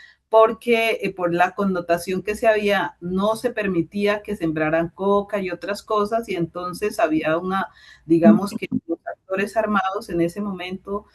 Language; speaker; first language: Spanish; native; Spanish